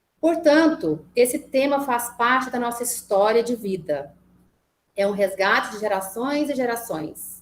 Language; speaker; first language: Portuguese; native; Portuguese